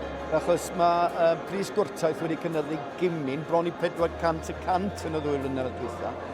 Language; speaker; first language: Welsh; native; Welsh